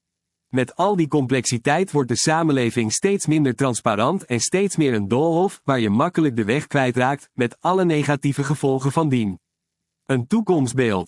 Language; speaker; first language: Dutch; native; Dutch